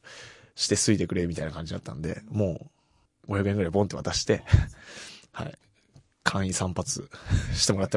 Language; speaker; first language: Japanese; native; Japanese